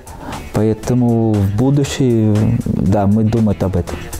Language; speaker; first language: Russian; non-native, fluent; Portuguese